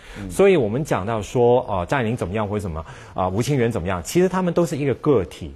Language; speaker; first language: Chinese; non-native, local second language; Cantonese